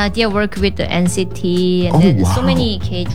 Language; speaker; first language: English; non-native, learner; Korean